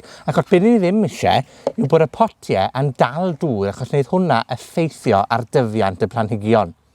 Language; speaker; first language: Welsh; native; Welsh